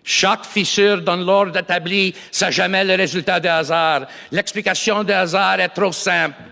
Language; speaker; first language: French; non-native, learner; English